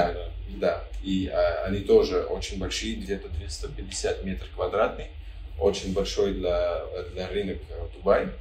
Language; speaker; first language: Russian; non-native, fluent; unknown